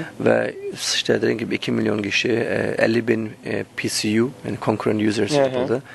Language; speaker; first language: Turkish; early bilingual, heritage; Turkish